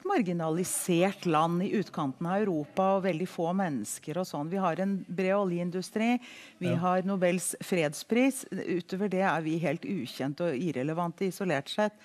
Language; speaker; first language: Norwegian; early bilingual, heritage; Norwegian